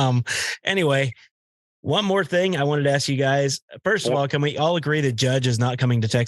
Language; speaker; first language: English; native; English